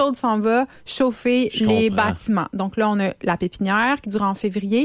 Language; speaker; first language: French; native; French